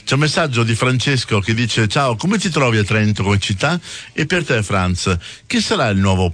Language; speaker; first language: Italian; native; Italian